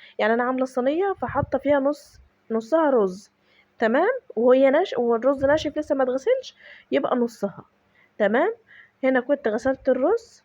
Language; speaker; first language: Arabic; native; Arabic